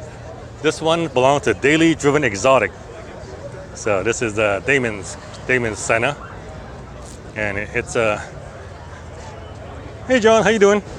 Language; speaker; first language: English; native; English